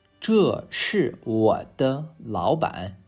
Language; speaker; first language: Chinese; non-native, fluent; English